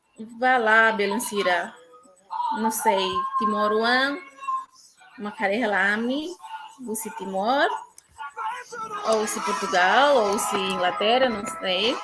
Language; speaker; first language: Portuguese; non-native, local second language; Tetum